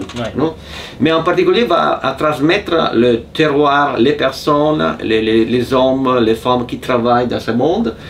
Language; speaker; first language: French; non-native, fluent; Italian